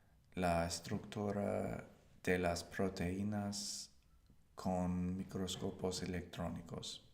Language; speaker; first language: Spanish; non-native, learner; English